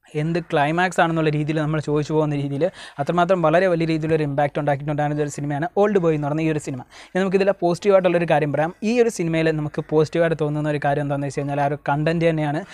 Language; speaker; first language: Malayalam; native; Malayalam